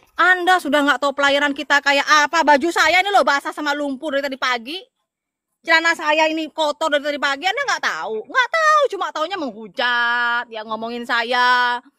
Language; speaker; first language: Indonesian; non-native, local second language; Madurese